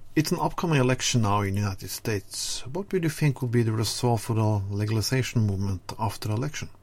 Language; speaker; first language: English; non-native, fluent; Norwegian